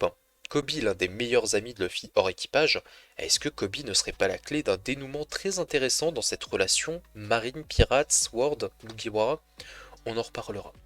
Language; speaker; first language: French; native; French